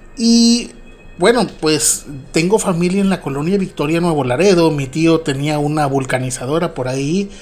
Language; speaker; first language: Spanish; native; Spanish